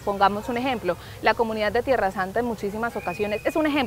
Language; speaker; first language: Spanish; native; Spanish